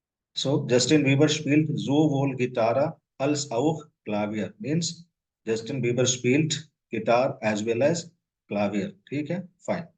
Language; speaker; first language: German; non-native, fluent; Hindi